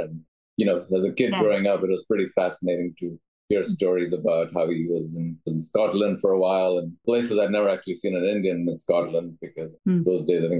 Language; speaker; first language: English; non-native, local second language; Tamil